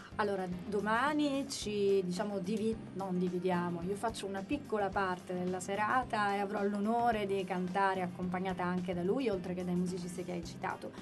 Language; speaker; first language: Italian; native; Italian